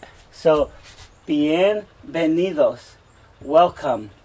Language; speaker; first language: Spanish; non-native, fluent; English